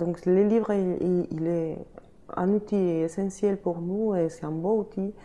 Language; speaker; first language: French; non-native, fluent; Spanish